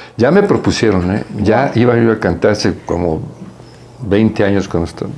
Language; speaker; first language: Spanish; native; Spanish